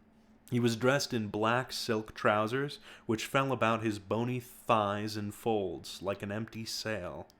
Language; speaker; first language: English; native; English